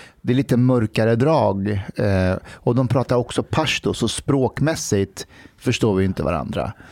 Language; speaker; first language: Swedish; early bilingual, other home language; Persian